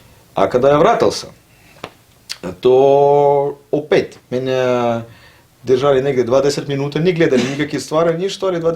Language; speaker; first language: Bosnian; non-native, learner; Russian